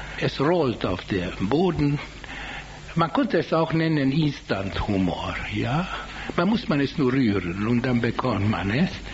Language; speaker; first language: German; non-native, fluent; Hungarian